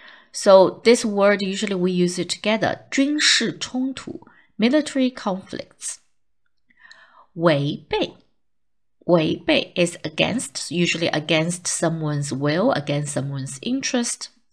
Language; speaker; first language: English; non-native, fluent; Chinese